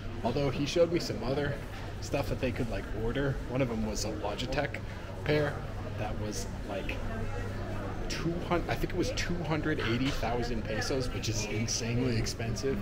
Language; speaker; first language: English; native; English